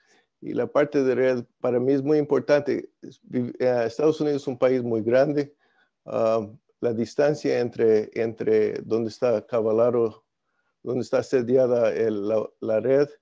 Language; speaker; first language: Spanish; non-native, fluent; English